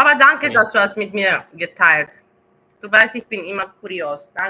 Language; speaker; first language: German; non-native, learner; Romanian